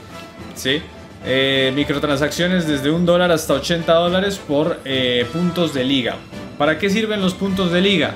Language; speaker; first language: Spanish; native; Spanish